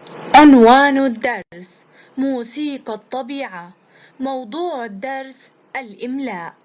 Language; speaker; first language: Arabic; native; Arabic